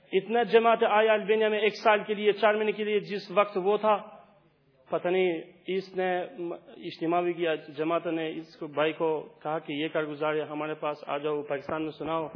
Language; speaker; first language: Urdu; non-native, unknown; Albanian